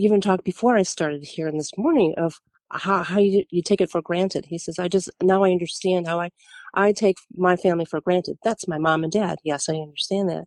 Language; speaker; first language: English; early bilingual, other home language; German